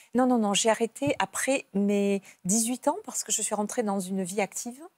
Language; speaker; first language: French; native; French